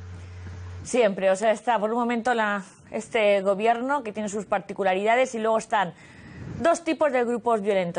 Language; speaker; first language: Spanish; native; Spanish